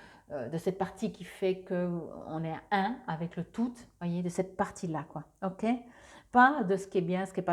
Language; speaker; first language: French; native; French